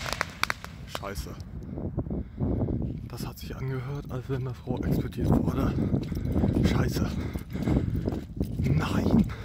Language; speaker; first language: German; native; German